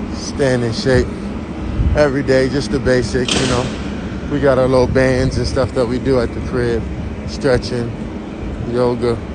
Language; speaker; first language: English; native; English